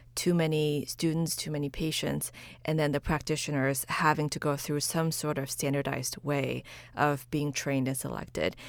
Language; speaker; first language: English; early bilingual, other home language; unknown